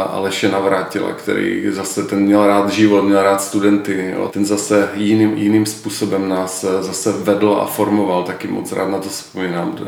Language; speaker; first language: Czech; native; Czech